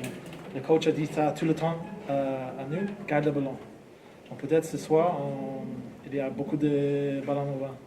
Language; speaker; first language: French; non-native, learner; English